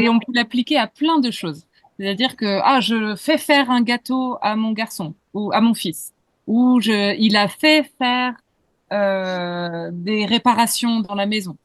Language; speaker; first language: French; native; French